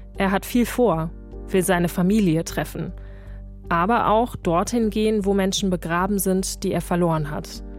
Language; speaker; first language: German; native; German